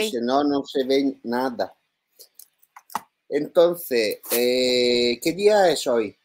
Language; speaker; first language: Spanish; non-native, learner; Italian